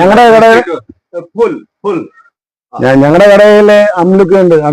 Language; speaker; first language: Malayalam; non-native, learner; Assamese